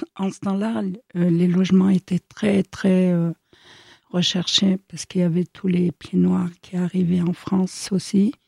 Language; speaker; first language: French; early bilingual, other home language; Italian